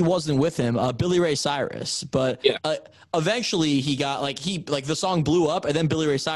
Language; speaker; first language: English; native; English